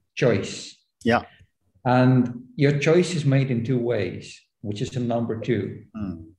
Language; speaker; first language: English; non-native, fluent; Estonian